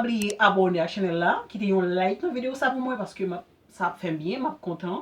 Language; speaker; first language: French; non-native, learner; Haitian Creole